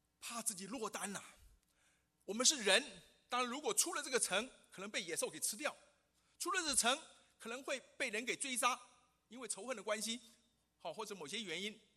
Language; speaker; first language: Chinese; non-native, local second language; Hakka Chinese